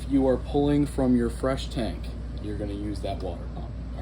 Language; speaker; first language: English; native; English